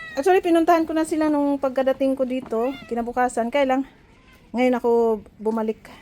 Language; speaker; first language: Filipino; native; Filipino